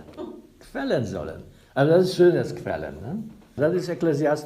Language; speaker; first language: German; non-native, fluent; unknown